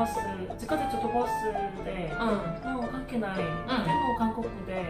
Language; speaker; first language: Japanese; non-native, learner; Korean